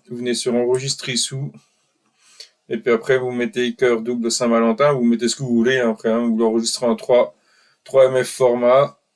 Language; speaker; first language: French; native; French